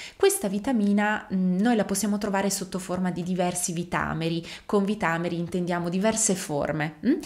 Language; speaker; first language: Italian; native; Italian